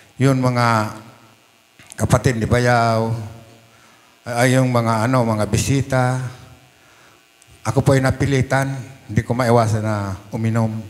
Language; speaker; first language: Filipino; non-native, local second language; Bikol